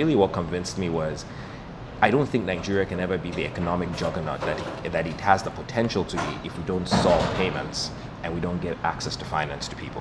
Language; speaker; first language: English; non-native, local second language; Yoruba